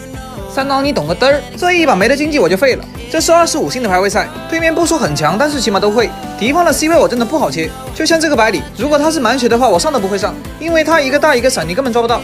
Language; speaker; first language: Chinese; native; Chinese